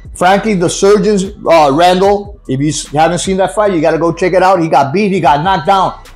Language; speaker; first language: English; non-native, fluent; Spanish